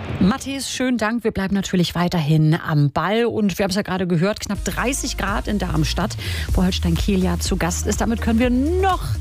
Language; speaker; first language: German; native; German